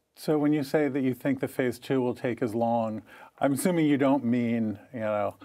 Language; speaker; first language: English; native; English